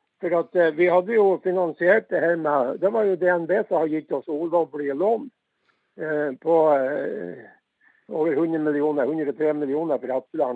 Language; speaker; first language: Norwegian; native; Norwegian